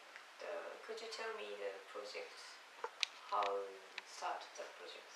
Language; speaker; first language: English; non-native, learner; Japanese